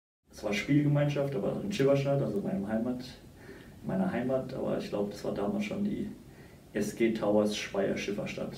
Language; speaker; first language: German; native; German